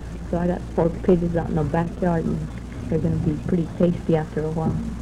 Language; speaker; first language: English; early bilingual, other home language; Spanish